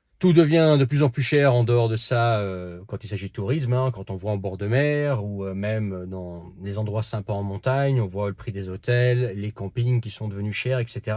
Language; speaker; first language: French; early bilingual, other home language; Dutch